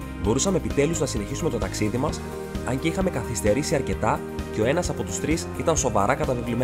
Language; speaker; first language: Greek; native; Greek